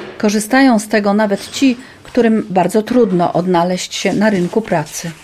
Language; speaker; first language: Polish; native; Polish